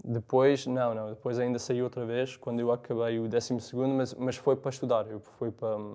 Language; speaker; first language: Portuguese; early bilingual, other home language; English